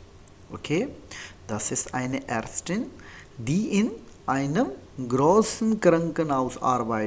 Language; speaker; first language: German; non-native, fluent; Hindi